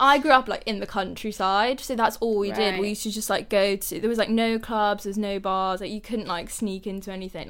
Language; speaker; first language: English; native; English